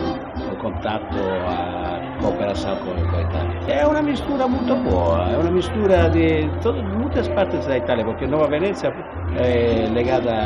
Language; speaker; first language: Portuguese; non-native, fluent; Italian